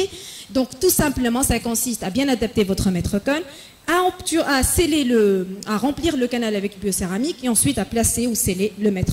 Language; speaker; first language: French; non-native, local second language; Arabic